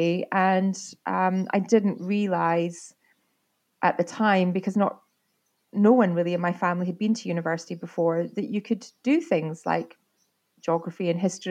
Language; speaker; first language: English; native; English